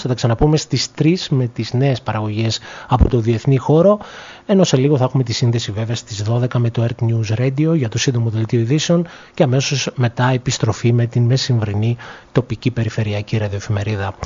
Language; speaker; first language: Greek; native; Greek